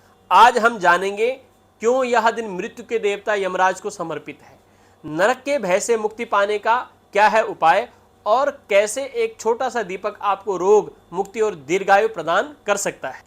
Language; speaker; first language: Hindi; native; Hindi